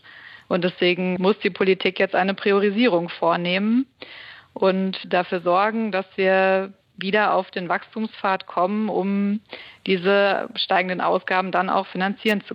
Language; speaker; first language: German; native; German